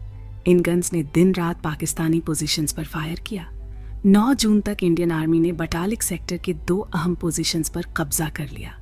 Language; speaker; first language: Hindi; native; Hindi